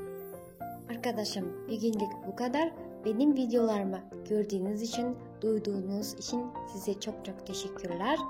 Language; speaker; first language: Turkish; non-native, fluent; Kazakh